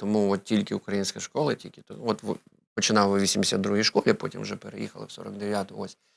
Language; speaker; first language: Ukrainian; non-native, local second language; Russian